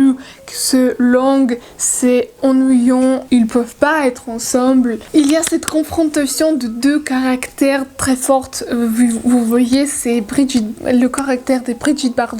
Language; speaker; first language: French; non-native, learner; Russian